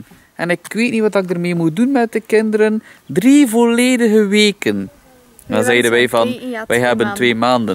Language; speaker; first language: Dutch; native; Dutch